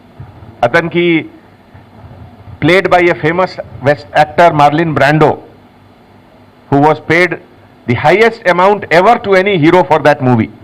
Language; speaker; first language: Telugu; non-native, local second language; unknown